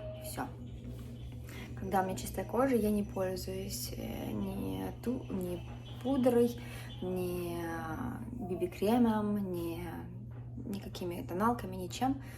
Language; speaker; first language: Russian; native; Russian